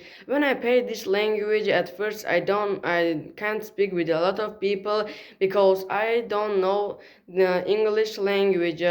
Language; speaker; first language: English; non-native, learner; Tajik